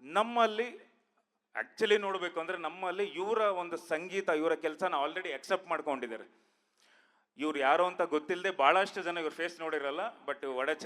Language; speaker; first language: Kannada; native; Kannada